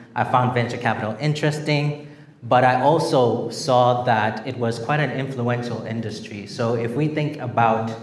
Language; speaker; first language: English; non-native, local second language; Shona